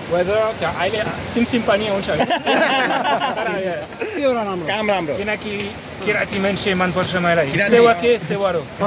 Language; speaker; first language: Nepali; non-native, learner; French